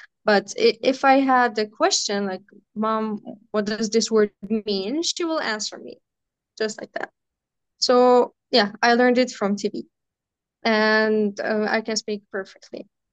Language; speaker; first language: English; non-native, fluent; Armenian